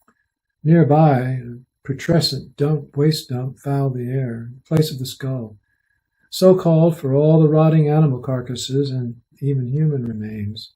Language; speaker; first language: English; native; English